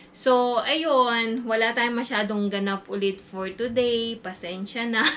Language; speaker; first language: Filipino; native; Filipino